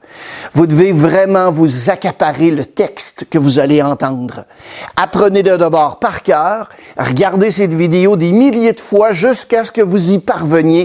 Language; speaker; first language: French; native; French